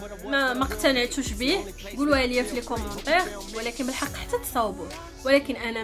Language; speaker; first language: Arabic; native; Arabic